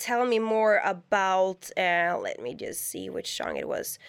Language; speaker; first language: English; non-native, fluent; Swedish